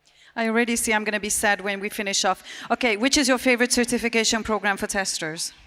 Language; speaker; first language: English; non-native, fluent; Hungarian